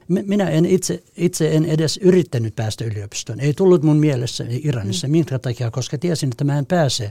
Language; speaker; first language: Finnish; non-native, fluent; Kurdish